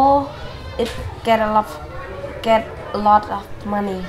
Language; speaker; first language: English; non-native, learner; Khmer